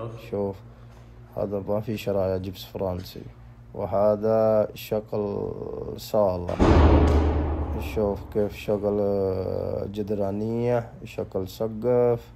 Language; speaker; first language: Arabic; non-native, learner; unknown